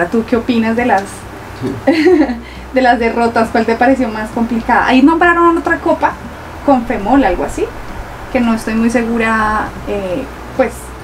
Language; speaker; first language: Spanish; native; Spanish